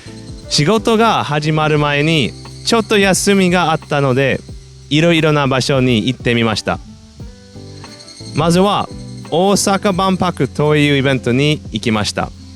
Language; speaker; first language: Japanese; non-native, fluent; English